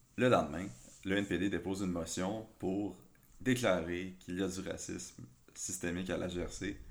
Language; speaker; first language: French; native; French